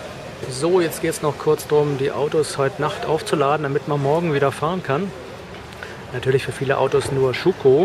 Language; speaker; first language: German; native; German